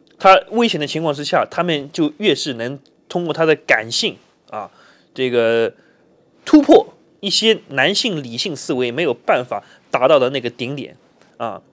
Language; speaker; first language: Chinese; native; Chinese